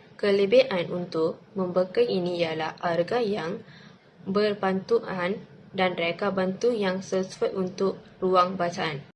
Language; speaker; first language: Malay; non-native, local second language; Tamil